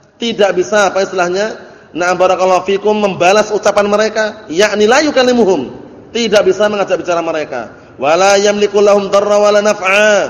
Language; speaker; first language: Indonesian; native; Indonesian